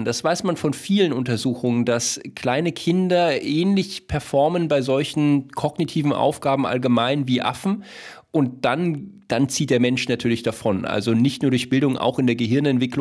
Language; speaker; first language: German; native; German